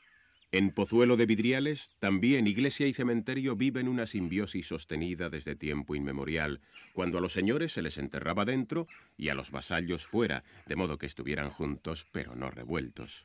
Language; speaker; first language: Spanish; native; Spanish